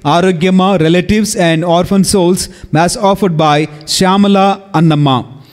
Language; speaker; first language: English; non-native, local second language; Telugu